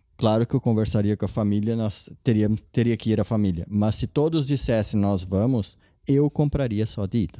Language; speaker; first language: Portuguese; non-native, local second language; German